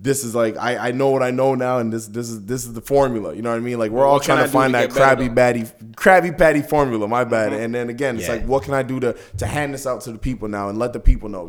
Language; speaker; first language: English; native; English